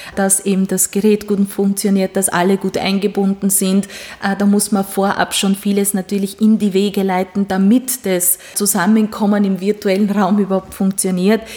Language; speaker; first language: German; non-native, fluent; Hungarian